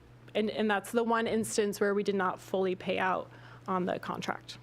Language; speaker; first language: English; native; English